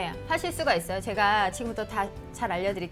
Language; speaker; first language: Korean; native; Korean